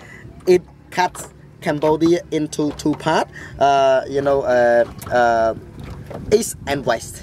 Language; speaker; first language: English; non-native, fluent; Khmer